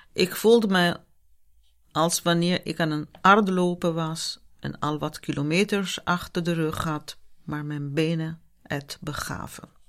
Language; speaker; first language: Dutch; non-native, fluent; Italian